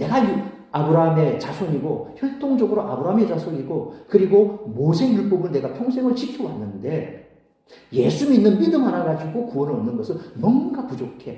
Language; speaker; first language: Korean; native; Korean